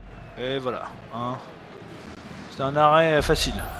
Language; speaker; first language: French; native; French